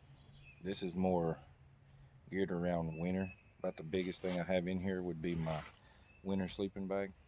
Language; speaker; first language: English; native; English